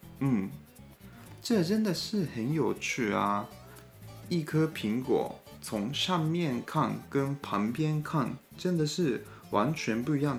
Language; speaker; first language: Chinese; non-native, fluent; Japanese